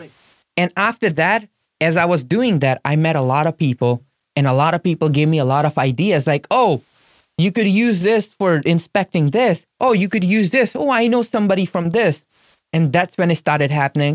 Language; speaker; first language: English; non-native, local second language; Gujarati